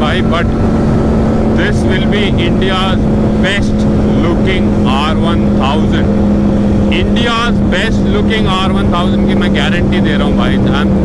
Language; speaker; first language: Hindi; native; Hindi